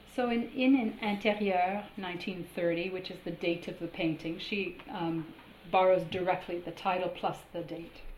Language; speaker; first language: English; native; English